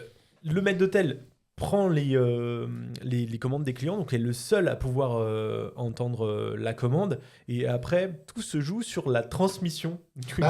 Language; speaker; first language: French; native; French